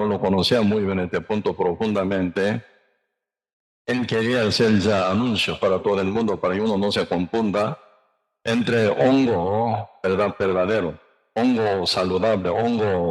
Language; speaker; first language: Spanish; non-native, learner; Korean